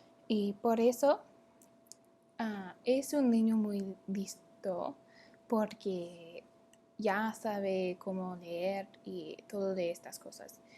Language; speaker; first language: Spanish; non-native, learner; English